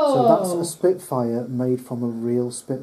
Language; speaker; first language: English; native; English